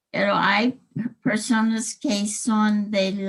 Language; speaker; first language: Spanish; early bilingual, heritage; English